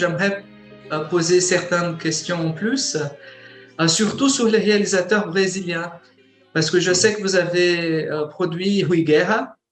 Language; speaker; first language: French; non-native, fluent; Portuguese